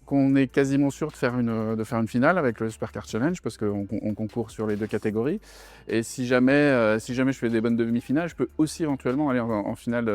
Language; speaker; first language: French; native; French